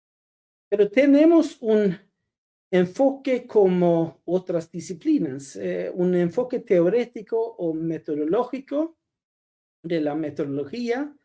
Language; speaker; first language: Spanish; non-native, fluent; Swedish